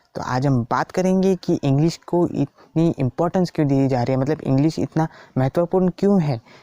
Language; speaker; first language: Hindi; non-native, local second language; Konkani